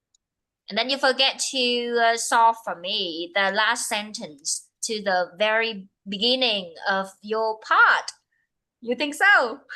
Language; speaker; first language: English; non-native, fluent; Vietnamese